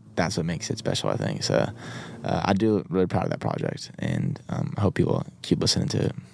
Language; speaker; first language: English; native; English